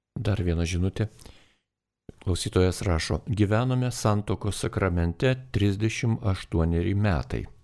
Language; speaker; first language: Lithuanian; native; Lithuanian